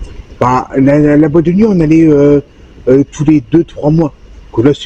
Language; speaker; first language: French; native; French